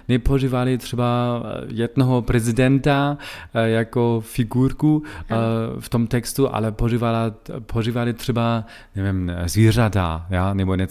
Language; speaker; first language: Czech; non-native, learner; German